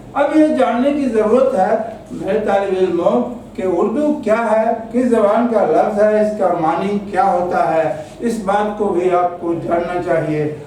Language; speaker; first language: Urdu; native; Urdu